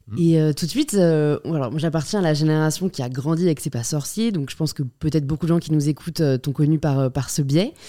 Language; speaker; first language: French; native; French